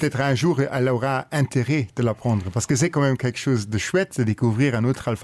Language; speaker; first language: French; non-native, local second language; Luxembourgish